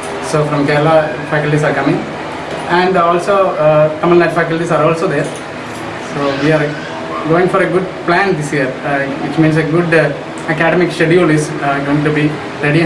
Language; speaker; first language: English; non-native, local second language; Malayalam